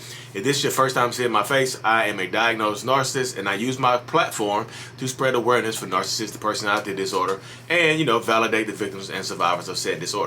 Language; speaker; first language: English; native; English